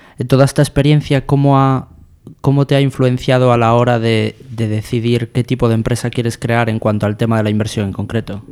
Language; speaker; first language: Spanish; native; Spanish